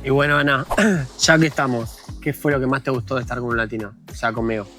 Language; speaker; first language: Spanish; native; Spanish